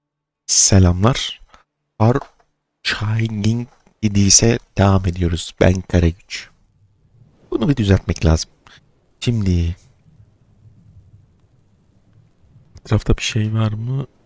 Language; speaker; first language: Turkish; native; Turkish